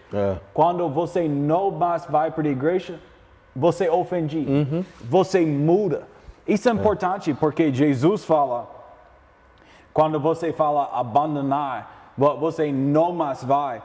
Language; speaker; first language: Portuguese; non-native, learner; English